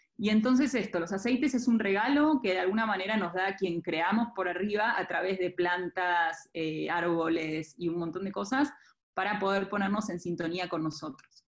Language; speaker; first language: Spanish; native; Spanish